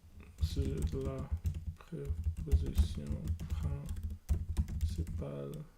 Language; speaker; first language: French; non-native, learner; English